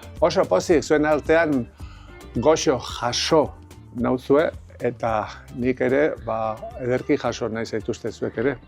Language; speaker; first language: Basque; native; Basque